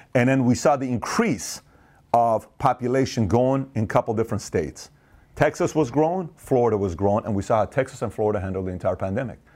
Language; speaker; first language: English; native; English